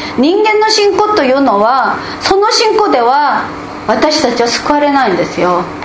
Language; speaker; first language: Japanese; non-native, fluent; Korean